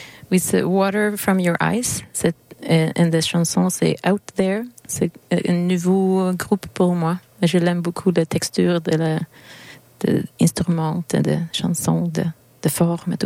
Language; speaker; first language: French; non-native, learner; Swedish